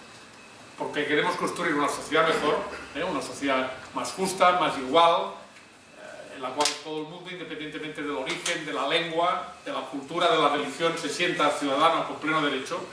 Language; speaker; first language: Spanish; native; Spanish